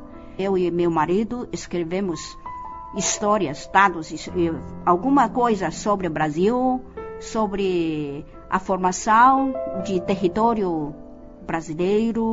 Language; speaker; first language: Portuguese; non-native, fluent; Chinese